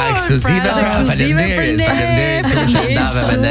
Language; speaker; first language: Albanian; native; Albanian